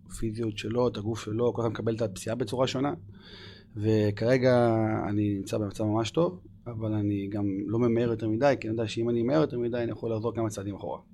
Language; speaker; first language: Hebrew; early bilingual, other home language; English